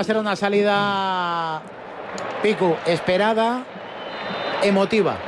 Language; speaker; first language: Spanish; native; Spanish